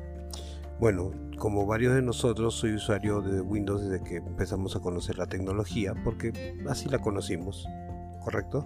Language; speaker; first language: Spanish; native; Spanish